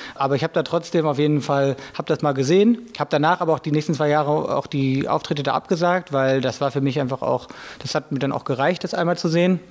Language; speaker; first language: German; native; German